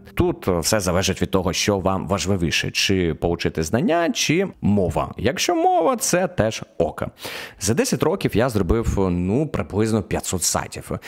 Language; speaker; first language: Ukrainian; non-native, local second language; Russian